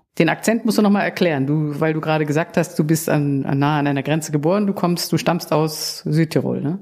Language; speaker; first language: German; native; German